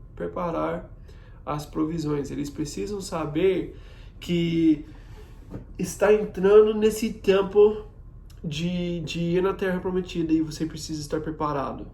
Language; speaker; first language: Portuguese; non-native, fluent; English